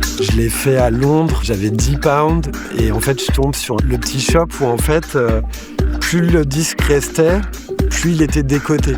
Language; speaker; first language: French; native; French